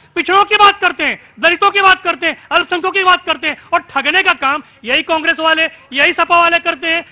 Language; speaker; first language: Hindi; native; Hindi